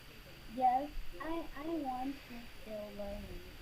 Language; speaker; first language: English; non-native, learner; Vietnamese